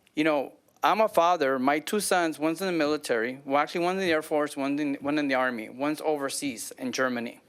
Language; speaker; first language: English; native; English